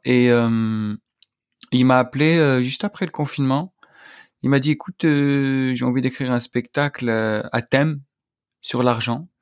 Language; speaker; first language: French; non-native, local second language; Arabic